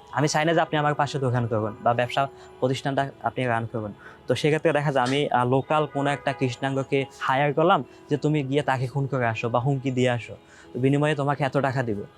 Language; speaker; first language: Bangla; native; Bangla